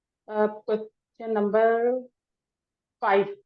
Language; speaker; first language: English; non-native, learner; Urdu